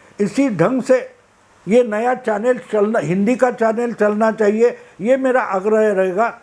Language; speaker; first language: Hindi; non-native, local second language; Marathi